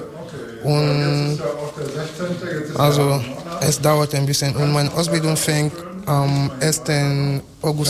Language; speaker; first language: German; non-native, learner; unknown